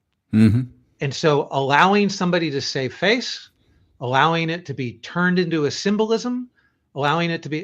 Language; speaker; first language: English; native; English